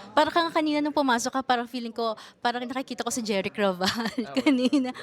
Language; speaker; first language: Filipino; native; Filipino